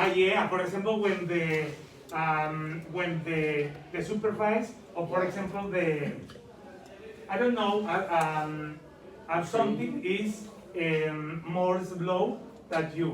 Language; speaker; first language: English; non-native, learner; Spanish